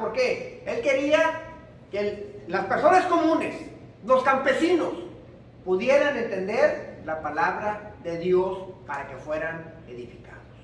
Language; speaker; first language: Spanish; early bilingual, heritage; Spanish